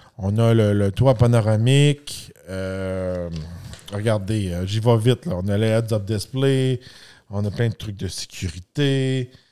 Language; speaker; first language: French; native; French